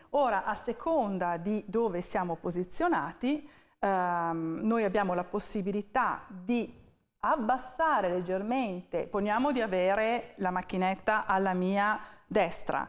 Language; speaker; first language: Italian; native; Italian